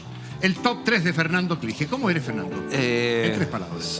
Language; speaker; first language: Spanish; native; Spanish